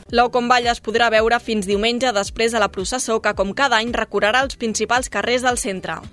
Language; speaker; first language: Catalan; native; Catalan